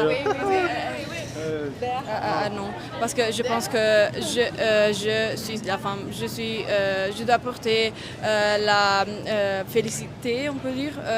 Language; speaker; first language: French; non-native, fluent; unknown